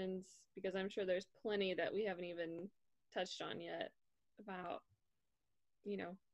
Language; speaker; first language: English; native; English